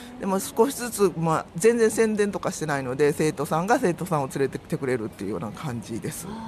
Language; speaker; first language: Japanese; native; Japanese